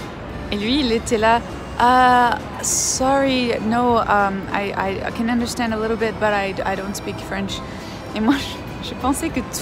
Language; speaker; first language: French; non-native, fluent; English